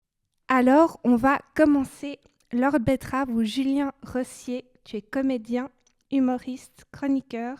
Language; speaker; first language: French; native; French